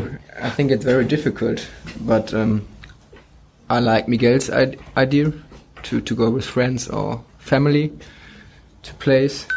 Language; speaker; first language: English; non-native, fluent; German